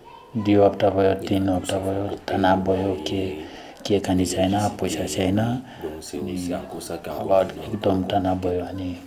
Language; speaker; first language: Nepali; non-native, learner; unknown